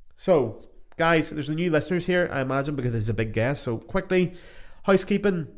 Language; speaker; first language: English; native; English